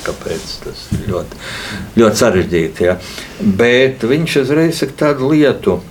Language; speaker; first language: Latvian; native; Latvian